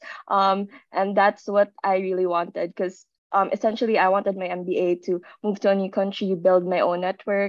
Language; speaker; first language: English; non-native, local second language; Filipino